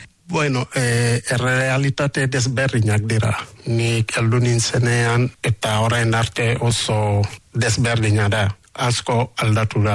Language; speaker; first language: Basque; non-native, learner; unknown